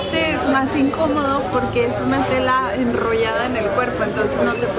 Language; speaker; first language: Spanish; native; Spanish